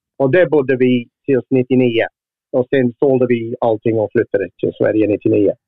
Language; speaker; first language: Swedish; non-native, fluent; English